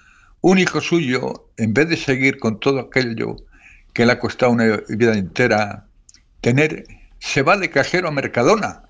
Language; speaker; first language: Spanish; native; Spanish